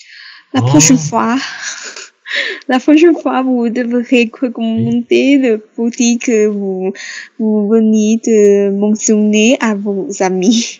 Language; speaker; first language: French; non-native, learner; Chinese